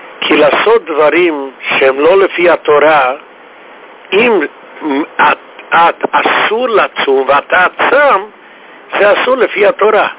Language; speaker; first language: Hebrew; non-native, fluent; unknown